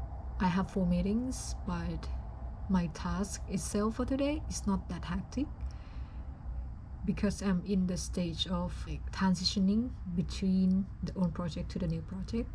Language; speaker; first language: English; non-native, fluent; Lao